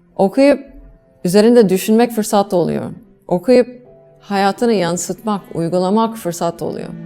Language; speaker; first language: Turkish; non-native, fluent; English